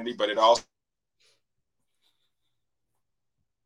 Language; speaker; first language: English; native; English